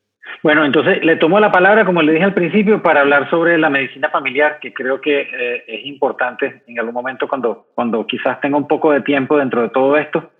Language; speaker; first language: Spanish; native; Spanish